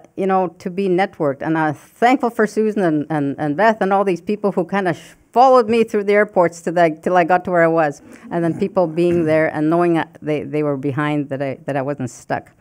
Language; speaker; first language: English; non-native, fluent; Cree